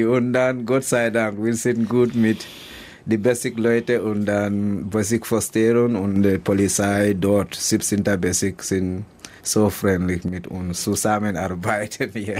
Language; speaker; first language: German; non-native, learner; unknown